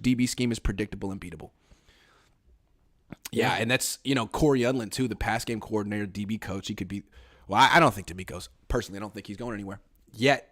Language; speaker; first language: English; native; English